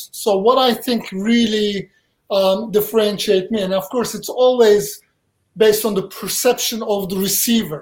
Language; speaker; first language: English; non-native, fluent; Turkish